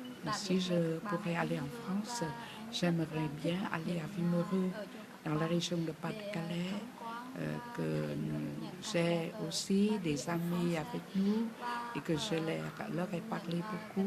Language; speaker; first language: French; non-native, fluent; Vietnamese